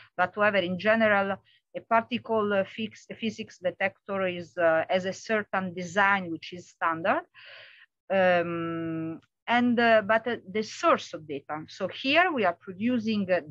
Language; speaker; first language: English; non-native, fluent; Italian